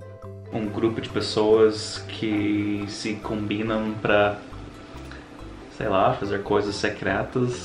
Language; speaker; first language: Portuguese; non-native, fluent; English